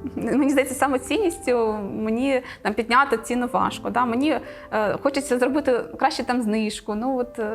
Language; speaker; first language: Ukrainian; native; Ukrainian